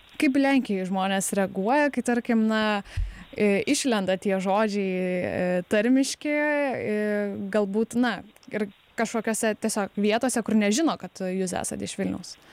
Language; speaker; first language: Lithuanian; native; Lithuanian